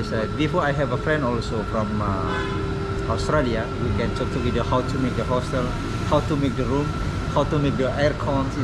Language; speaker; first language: English; non-native, learner; Indonesian